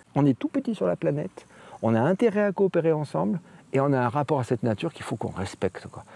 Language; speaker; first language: French; native; French